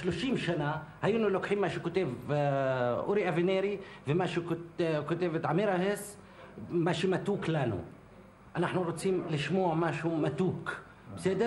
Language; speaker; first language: Hebrew; non-native, local second language; Arabic